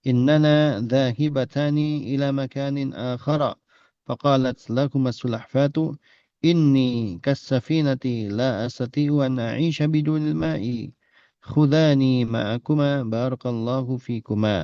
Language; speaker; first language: Arabic; non-native, fluent; Indonesian